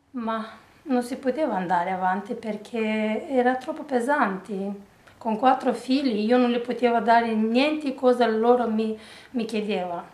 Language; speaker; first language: Italian; non-native, learner; Romanian